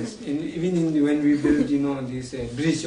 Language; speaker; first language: English; non-native, learner; Tibetan